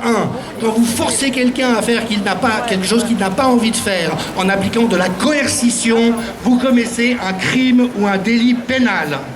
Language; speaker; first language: French; native; French